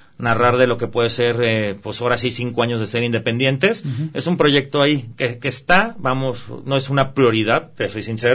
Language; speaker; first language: Spanish; native; Spanish